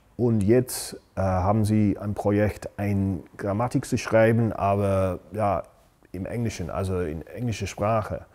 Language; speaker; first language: German; non-native, fluent; English